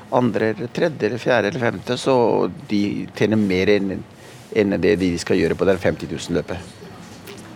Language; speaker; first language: Norwegian; early bilingual, other home language; Punjabi